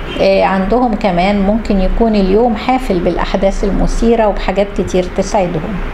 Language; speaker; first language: Arabic; native; Arabic